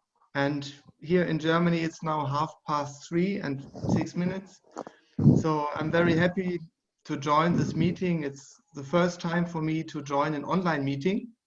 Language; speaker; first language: English; non-native, fluent; German